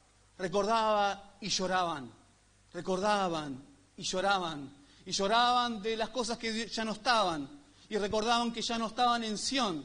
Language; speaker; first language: Spanish; native; Spanish